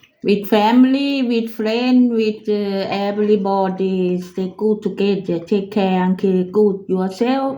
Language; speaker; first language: English; non-native, learner; Thai